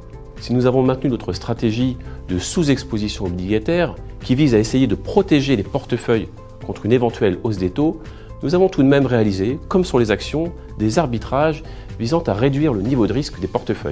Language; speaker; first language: French; native; French